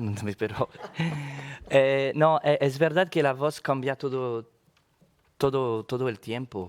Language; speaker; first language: Spanish; non-native, fluent; French